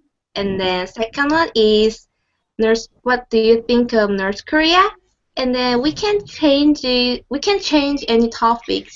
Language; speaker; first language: English; non-native, learner; Korean